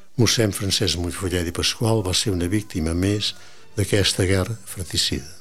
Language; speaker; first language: Catalan; native; Catalan